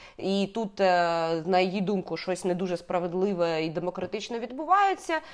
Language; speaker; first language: Ukrainian; native; Ukrainian